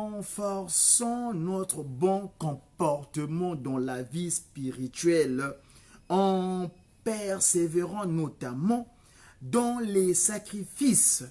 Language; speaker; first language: French; non-native, local second language; Kongo